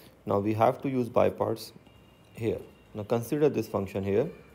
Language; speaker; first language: English; non-native, local second language; Urdu